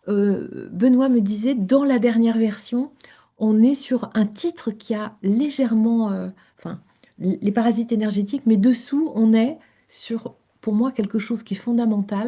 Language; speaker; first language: French; native; French